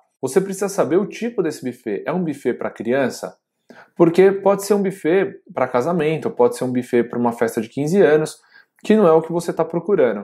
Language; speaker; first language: Portuguese; native; Portuguese